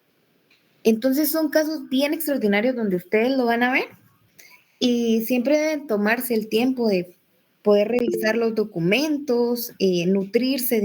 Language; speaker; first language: Spanish; native; Spanish